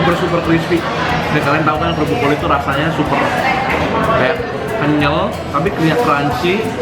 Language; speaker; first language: Indonesian; native; Indonesian